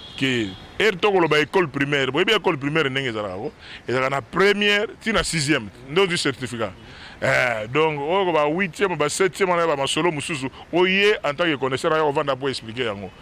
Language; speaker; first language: Lingala; non-native, local second language; Luba-Lulua